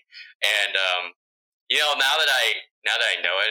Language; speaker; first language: English; early bilingual, other home language; Vietnamese